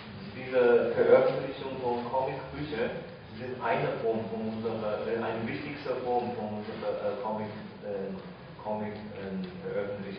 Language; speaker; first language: German; non-native, fluent; Chinese